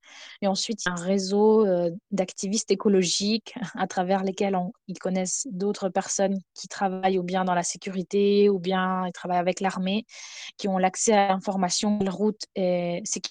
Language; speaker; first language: French; non-native, fluent; Ukrainian